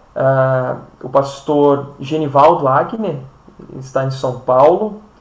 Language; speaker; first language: Portuguese; native; Portuguese